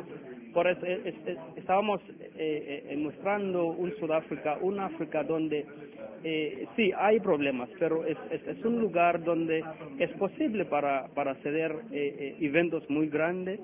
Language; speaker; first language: Spanish; non-native, learner; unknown